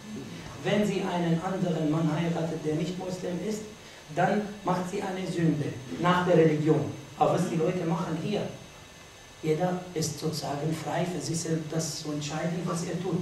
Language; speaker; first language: German; non-native, fluent; Arabic